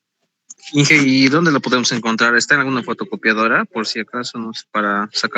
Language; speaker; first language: Spanish; native; Spanish